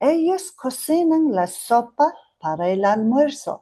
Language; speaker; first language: Spanish; non-native, learner; Mongolian